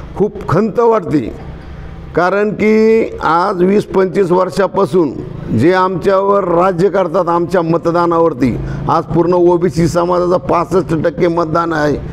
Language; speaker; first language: Marathi; native; Marathi